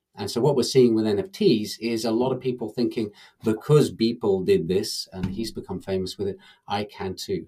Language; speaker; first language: English; native; English